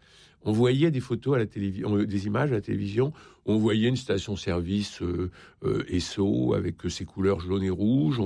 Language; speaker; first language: French; native; French